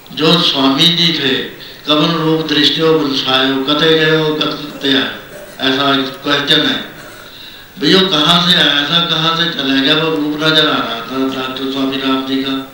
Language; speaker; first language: Hindi; non-native, local second language; Punjabi